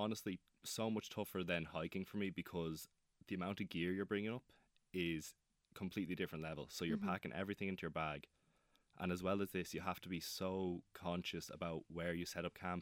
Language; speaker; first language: English; native; English